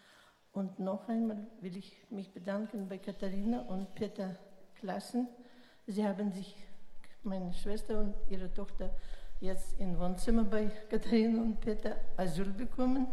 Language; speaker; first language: German; non-native, learner; Russian